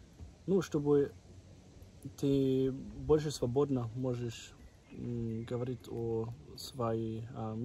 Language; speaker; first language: Russian; non-native, learner; German